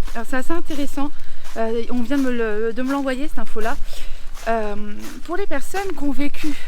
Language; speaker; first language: French; native; French